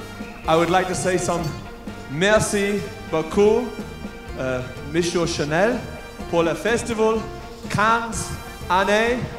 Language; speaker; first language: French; non-native, learner; English